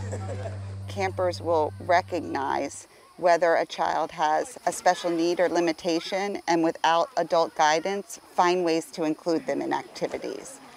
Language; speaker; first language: English; native; English